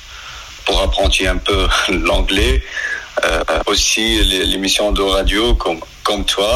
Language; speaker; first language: French; non-native, local second language; Arabic